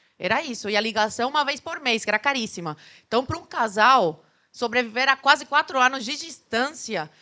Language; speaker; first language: Portuguese; early bilingual, other home language; Spanish